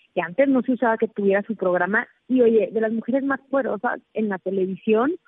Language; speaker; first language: Spanish; native; Spanish